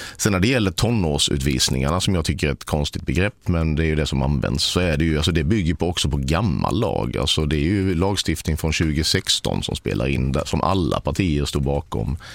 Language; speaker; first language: Swedish; native; Swedish